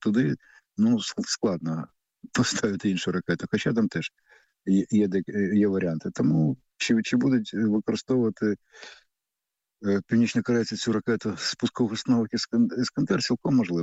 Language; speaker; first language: Ukrainian; native; Ukrainian